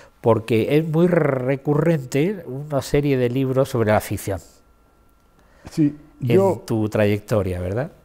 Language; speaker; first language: Spanish; native; Spanish